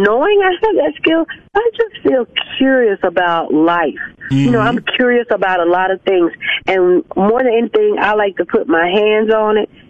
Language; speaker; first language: English; native; English